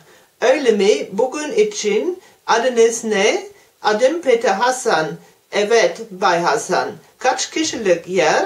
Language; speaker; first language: Turkish; non-native, learner; German